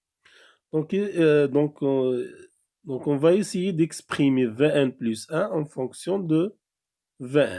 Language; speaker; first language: French; non-native, local second language; Arabic